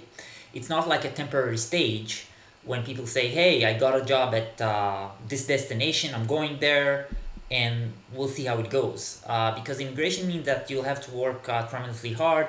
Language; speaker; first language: English; non-native, fluent; Hebrew